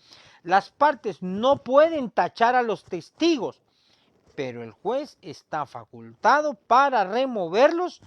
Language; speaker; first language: Spanish; native; Spanish